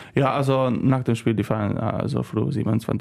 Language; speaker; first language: German; non-native, learner; Polish